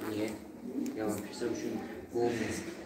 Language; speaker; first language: Russian; non-native, learner; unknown